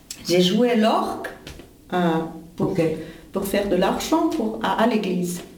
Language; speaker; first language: French; non-native, fluent; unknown